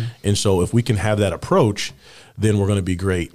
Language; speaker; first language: English; native; English